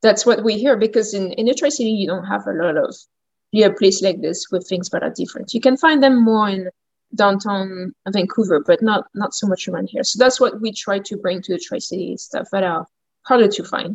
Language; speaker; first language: English; non-native, fluent; French